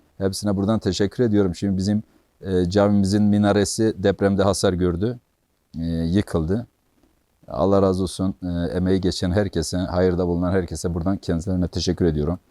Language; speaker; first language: Turkish; native; Turkish